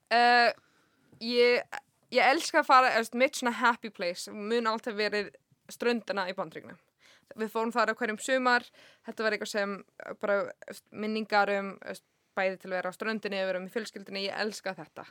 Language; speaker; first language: Icelandic; non-native, fluent; English